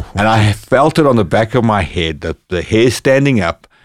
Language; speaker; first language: English; native; English